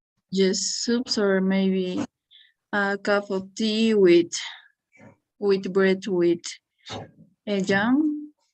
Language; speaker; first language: English; non-native, learner; Spanish